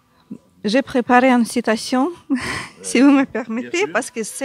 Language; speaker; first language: French; non-native, learner; Ukrainian